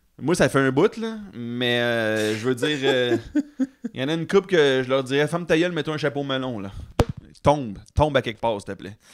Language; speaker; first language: French; native; French